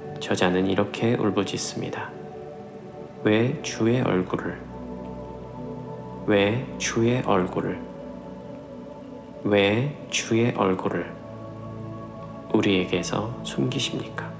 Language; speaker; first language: Korean; native; Korean